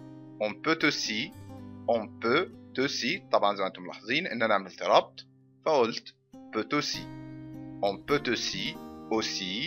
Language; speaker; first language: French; non-native, fluent; Arabic